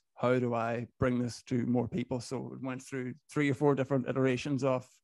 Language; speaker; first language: English; native; English